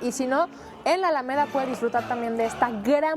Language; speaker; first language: Spanish; native; Spanish